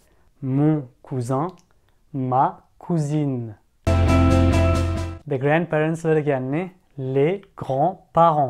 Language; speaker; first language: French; early bilingual, other home language; Sinhala